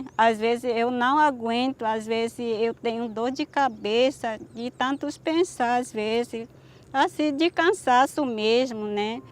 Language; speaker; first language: Portuguese; non-native, local second language; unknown